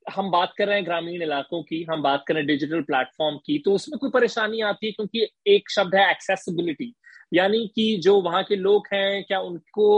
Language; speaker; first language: Hindi; native; Hindi